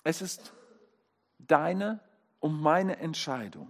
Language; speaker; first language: German; native; German